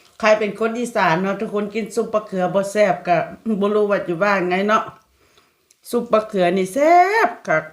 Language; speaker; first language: Thai; non-native, local second language; Lao